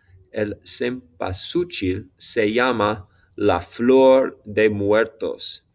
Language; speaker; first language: Spanish; non-native, fluent; English